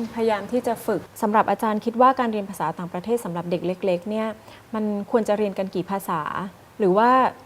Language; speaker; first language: Thai; native; Thai